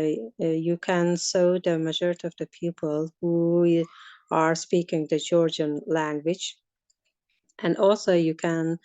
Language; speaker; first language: English; non-native, learner; Azerbaijani